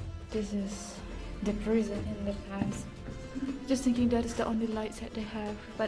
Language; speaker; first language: English; non-native, learner; Indonesian